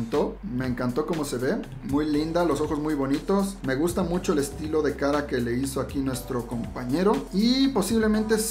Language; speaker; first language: Spanish; native; Spanish